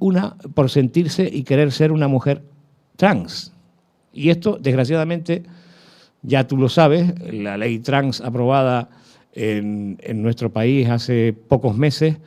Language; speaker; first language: Spanish; native; Spanish